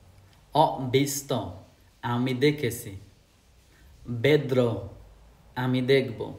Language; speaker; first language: Italian; non-native, fluent; Bangla